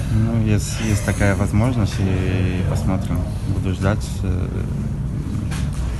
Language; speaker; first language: Russian; non-native, fluent; Polish